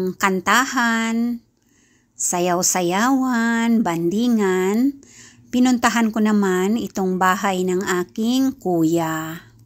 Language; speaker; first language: Filipino; non-native, local second language; Kinaray-a